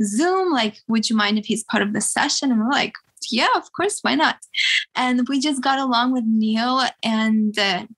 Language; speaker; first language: English; early bilingual, other home language; Russian